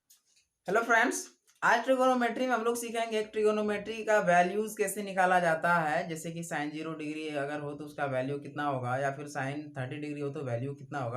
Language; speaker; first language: Hindi; native; Hindi